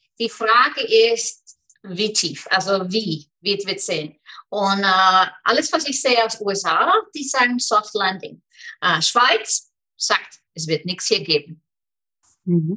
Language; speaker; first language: German; non-native, fluent; Icelandic